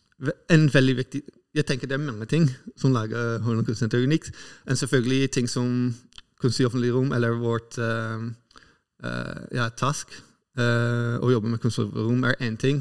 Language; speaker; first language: Norwegian; non-native, fluent; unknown